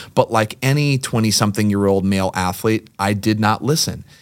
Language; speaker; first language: English; native; English